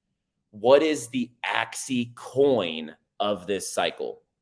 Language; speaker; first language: English; native; English